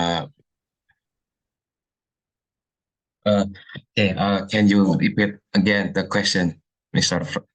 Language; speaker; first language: English; non-native, learner; Indonesian